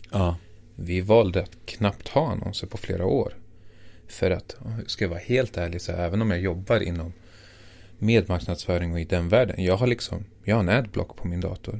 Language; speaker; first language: Swedish; early bilingual, other home language; Assyrian Neo-Aramaic